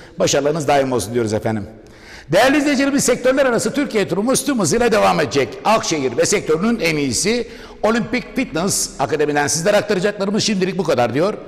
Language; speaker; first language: Turkish; native; Turkish